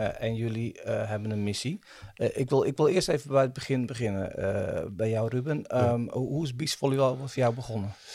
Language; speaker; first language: Dutch; native; Dutch